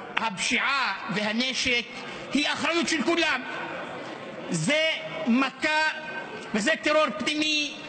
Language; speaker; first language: Hebrew; non-native, local second language; Arabic